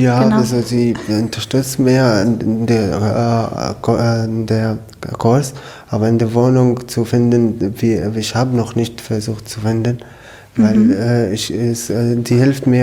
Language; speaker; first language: German; non-native, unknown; Arabic